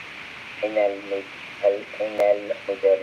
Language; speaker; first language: Arabic; non-native, learner; English